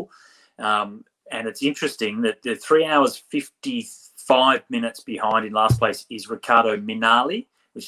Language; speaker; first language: English; native; English